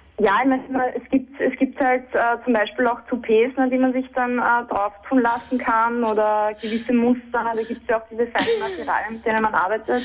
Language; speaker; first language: German; native; German